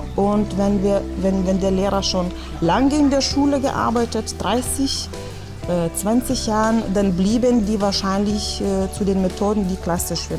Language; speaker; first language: German; non-native, fluent; Lithuanian